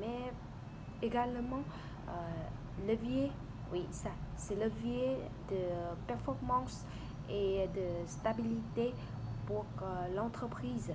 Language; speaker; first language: French; non-native, learner; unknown